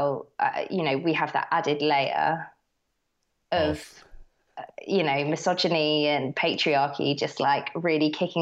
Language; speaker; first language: English; native; English